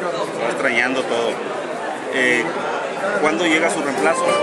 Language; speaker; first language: Spanish; native; Spanish